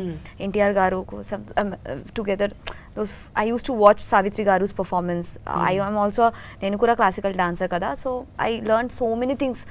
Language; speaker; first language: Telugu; non-native, learner; Bangla